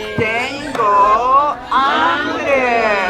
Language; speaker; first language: Spanish; early bilingual, heritage; Spanish